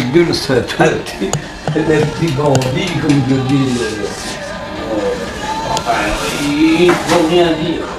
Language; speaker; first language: French; native; French